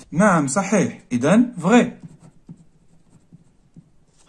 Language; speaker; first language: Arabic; native; Arabic